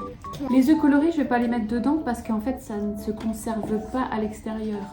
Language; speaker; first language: French; native; French